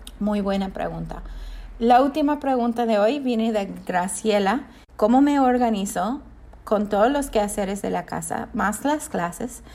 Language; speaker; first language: Spanish; non-native, fluent; English